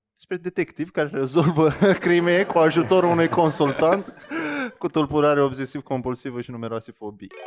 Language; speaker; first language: Romanian; native; Romanian